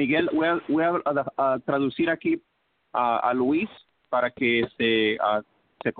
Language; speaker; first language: Spanish; early bilingual, heritage; English